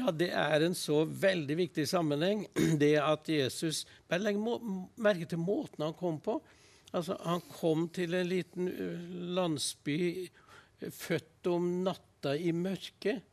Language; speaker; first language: Norwegian; native; Norwegian